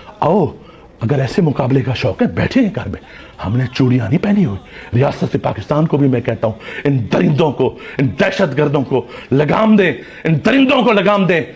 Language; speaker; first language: Urdu; non-native, local second language; Saraiki